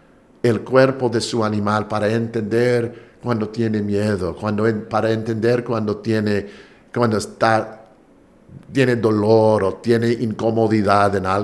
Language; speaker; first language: Spanish; non-native, fluent; English